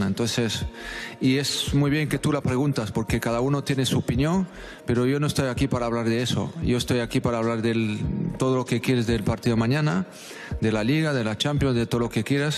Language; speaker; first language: Spanish; non-native, fluent; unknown